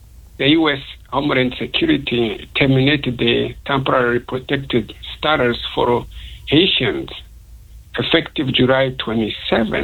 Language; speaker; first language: English; non-native, local second language; Kinyarwanda